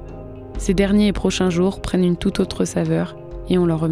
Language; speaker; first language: French; native; French